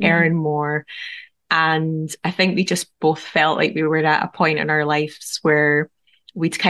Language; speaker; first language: English; native; English